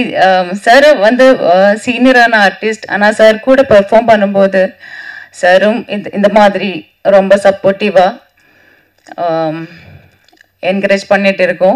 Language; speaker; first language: Tamil; non-native, learner; Malayalam